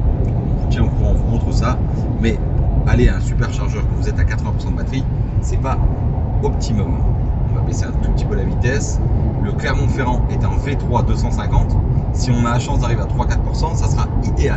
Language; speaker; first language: French; native; French